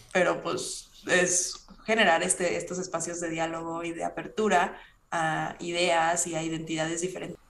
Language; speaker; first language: Spanish; native; Spanish